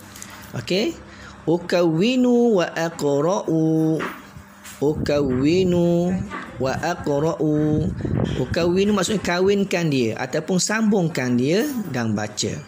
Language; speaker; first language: Malay; native; Malay